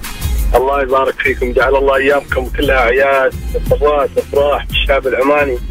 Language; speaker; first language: Arabic; native; Arabic